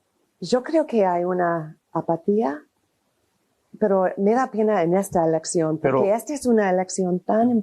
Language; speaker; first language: Spanish; non-native, fluent; English